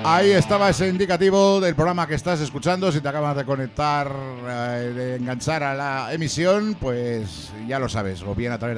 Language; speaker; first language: Spanish; native; Spanish